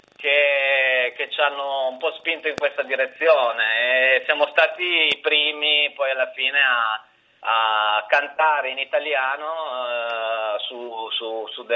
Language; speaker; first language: Italian; native; Italian